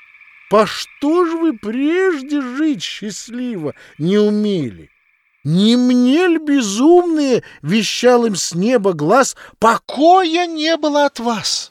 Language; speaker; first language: Russian; native; Russian